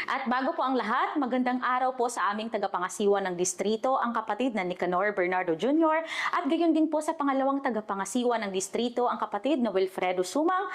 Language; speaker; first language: Filipino; non-native, local second language; Cebuano